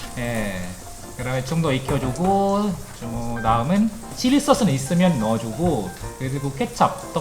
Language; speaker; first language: Korean; non-native, fluent; Malay